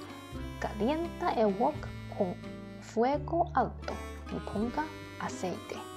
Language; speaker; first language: Spanish; non-native, learner; Chinese